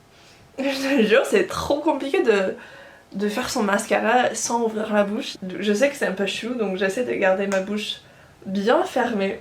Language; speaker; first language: French; non-native, fluent; English